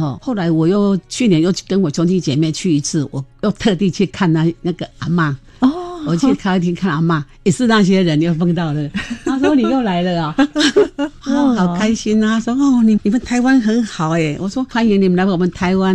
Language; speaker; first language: Chinese; native; Chinese